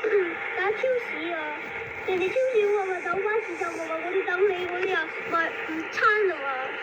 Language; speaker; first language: Cantonese; early bilingual, heritage; Cantonese